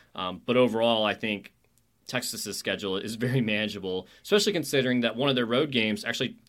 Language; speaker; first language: English; native; English